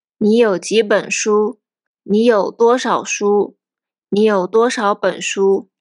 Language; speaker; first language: Chinese; native; Chinese